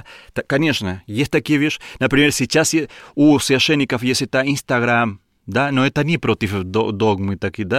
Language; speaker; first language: Russian; non-native, learner; Spanish